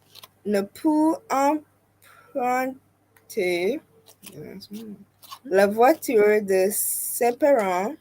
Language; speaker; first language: French; non-native, learner; English